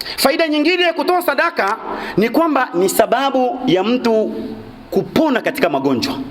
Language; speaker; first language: Swahili; native; Swahili